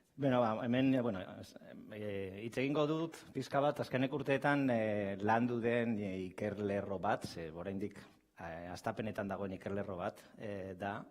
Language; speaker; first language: Basque; non-native, local second language; Spanish